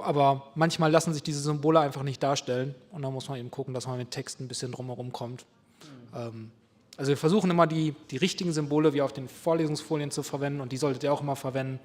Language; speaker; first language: German; native; German